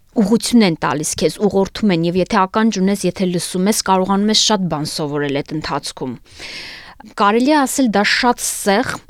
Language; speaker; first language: Armenian; native; Armenian